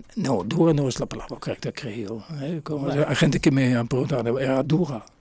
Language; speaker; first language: Spanish; non-native, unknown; Limburgish